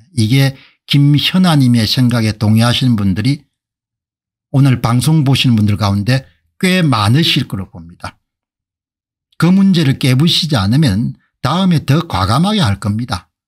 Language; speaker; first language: Korean; native; Korean